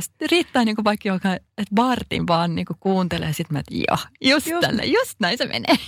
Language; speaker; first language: Finnish; native; Finnish